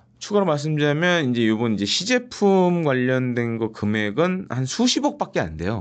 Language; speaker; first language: Korean; native; Korean